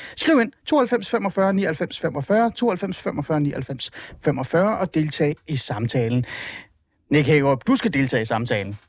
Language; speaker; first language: Danish; non-native, fluent; Persian